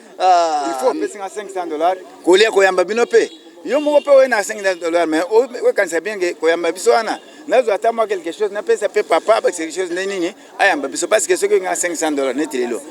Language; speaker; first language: Lingala; non-native, local second language; Luba-Lulua